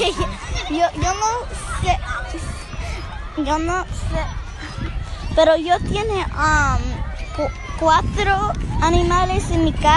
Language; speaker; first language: Spanish; non-native, learner; English